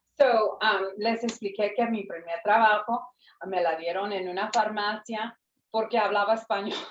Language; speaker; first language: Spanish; early bilingual, heritage; English